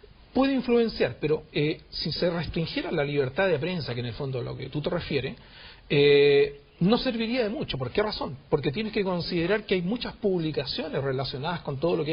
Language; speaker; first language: Spanish; native; Spanish